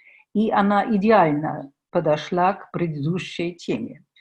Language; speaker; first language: Russian; non-native, fluent; German